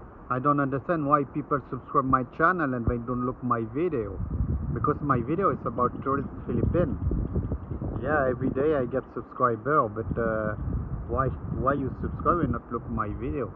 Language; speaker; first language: English; non-native, learner; French